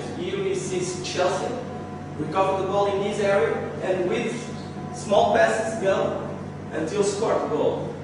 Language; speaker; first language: English; non-native, learner; Portuguese